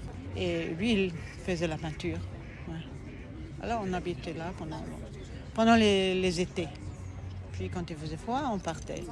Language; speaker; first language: French; non-native, fluent; German